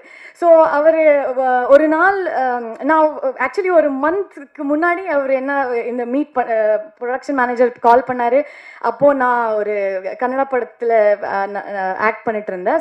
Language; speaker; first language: Tamil; non-native, learner; Kannada